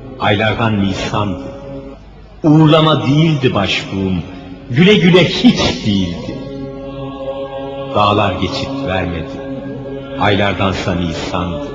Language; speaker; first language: Turkish; native; Turkish